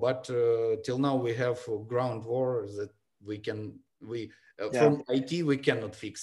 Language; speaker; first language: English; non-native, learner; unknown